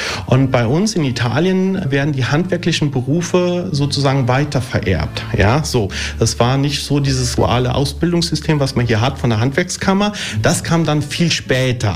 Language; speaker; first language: German; early bilingual, other home language; Italian